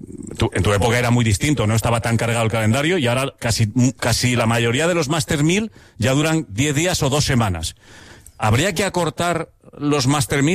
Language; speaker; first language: Spanish; native; Spanish